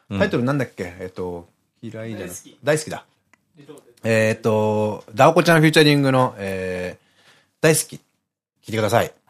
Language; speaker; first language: Japanese; native; Japanese